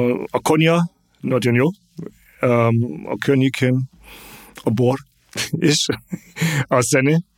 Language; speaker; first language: Hungarian; non-native, learner; German